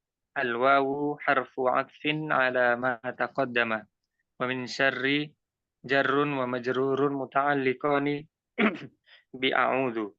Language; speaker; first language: Arabic; non-native, learner; Indonesian